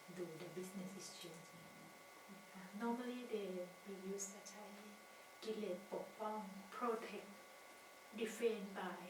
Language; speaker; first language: English; non-native, learner; Thai